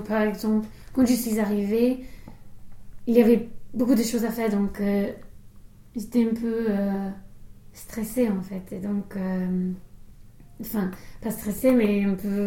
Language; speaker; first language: French; non-native, fluent; English